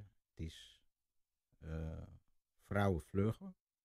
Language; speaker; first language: Dutch; non-native, fluent; Lingala